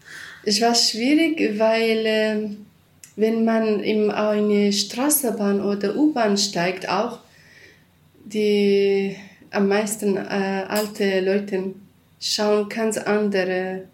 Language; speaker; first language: German; non-native, learner; Kurdish